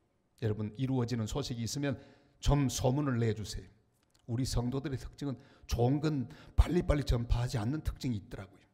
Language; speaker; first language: Korean; native; Korean